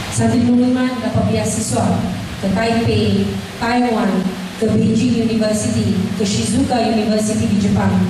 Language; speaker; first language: Indonesian; non-native, fluent; English